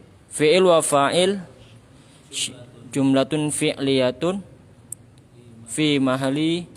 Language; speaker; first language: Arabic; non-native, learner; Indonesian